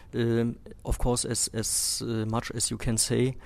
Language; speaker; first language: English; non-native, fluent; German